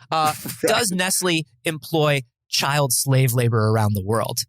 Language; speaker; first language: English; native; English